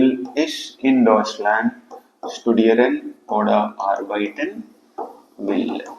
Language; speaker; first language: German; non-native, fluent; Telugu